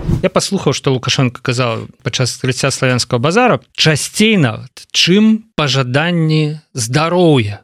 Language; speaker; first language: Belarusian; non-native, local second language; Russian